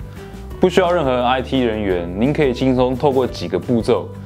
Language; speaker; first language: Chinese; native; Chinese